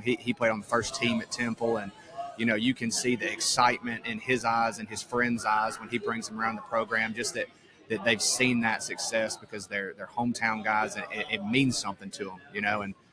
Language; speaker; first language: English; native; English